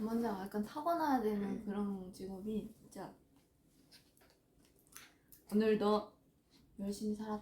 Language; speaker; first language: Korean; non-native, fluent; Japanese